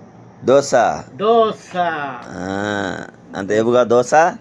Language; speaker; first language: Arabic; non-native, learner; Tamil